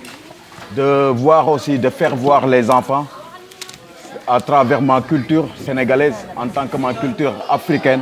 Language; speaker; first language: French; non-native, local second language; Wolof